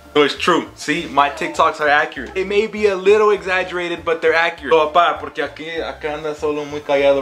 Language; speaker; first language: English; early bilingual, other home language; Spanish